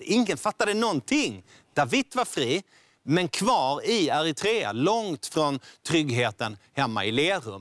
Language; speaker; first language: Swedish; native; Swedish